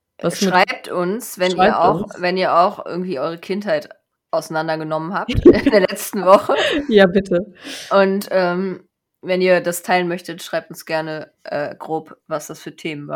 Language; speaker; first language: German; native; German